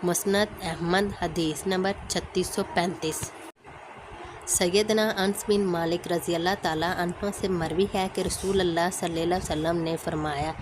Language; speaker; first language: Urdu; native; Urdu